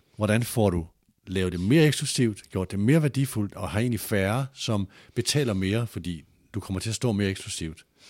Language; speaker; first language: Danish; native; Danish